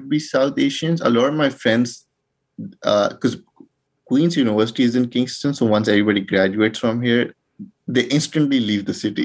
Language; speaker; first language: English; non-native, local second language; Urdu